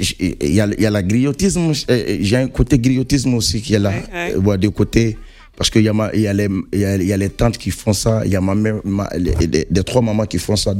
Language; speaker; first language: French; non-native, local second language; Mandingo